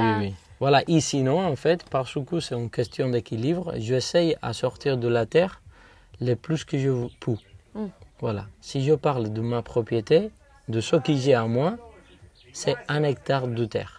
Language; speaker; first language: French; non-native, fluent; Spanish